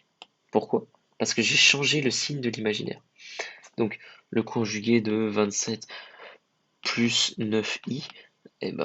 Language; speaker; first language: French; native; French